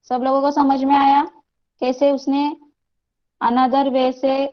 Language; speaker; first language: Hindi; non-native, local second language; Marathi